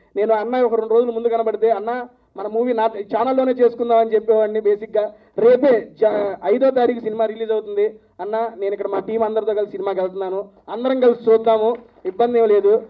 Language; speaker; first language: Telugu; native; Telugu